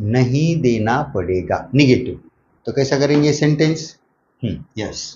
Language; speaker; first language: Hindi; non-native, local second language; Marathi